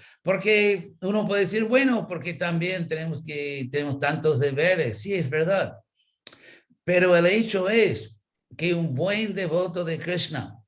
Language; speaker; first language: Spanish; non-native, fluent; English